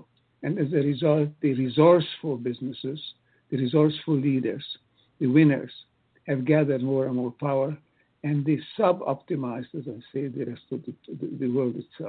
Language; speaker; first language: English; non-native, fluent; Hungarian